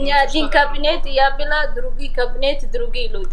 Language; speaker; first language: Russian; non-native, learner; Somali